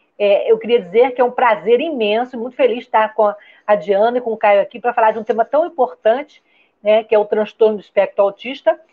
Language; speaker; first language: Portuguese; native; Portuguese